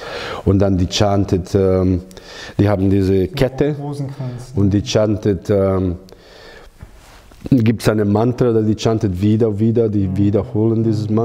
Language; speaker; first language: German; non-native, learner; Croatian